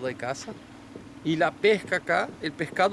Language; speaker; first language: Spanish; non-native, learner; Portuguese